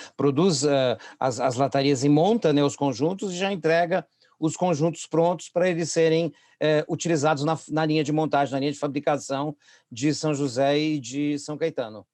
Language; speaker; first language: Portuguese; native; Portuguese